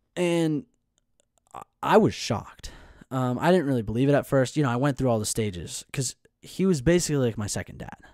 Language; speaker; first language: English; native; English